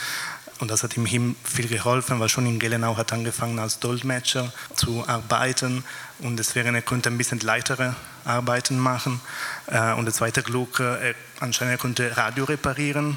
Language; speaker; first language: German; non-native, fluent; Italian